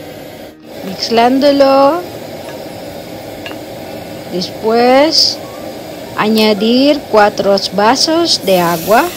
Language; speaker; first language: Spanish; non-native, learner; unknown